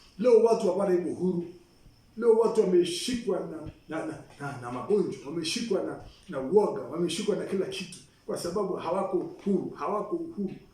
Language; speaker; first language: Swahili; non-native, local second language; Masai